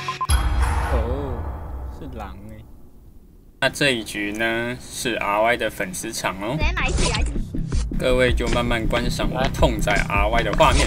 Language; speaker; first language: Chinese; native; Chinese